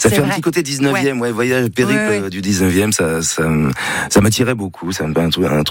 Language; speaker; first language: French; native; French